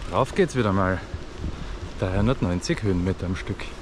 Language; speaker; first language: German; native; German